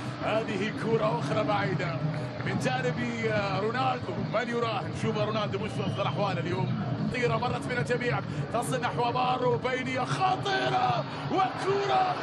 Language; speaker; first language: Arabic; native; Arabic